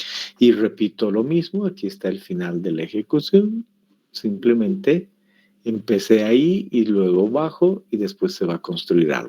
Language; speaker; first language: Spanish; native; Spanish